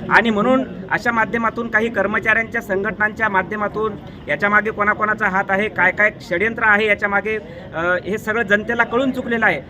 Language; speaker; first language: Marathi; native; Marathi